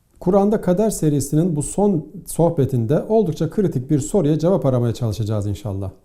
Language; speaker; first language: Turkish; native; Turkish